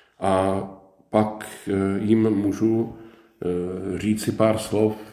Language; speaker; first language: Czech; native; Czech